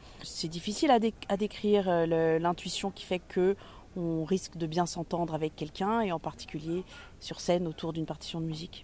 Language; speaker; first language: French; native; French